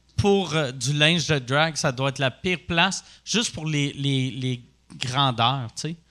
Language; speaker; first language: French; native; French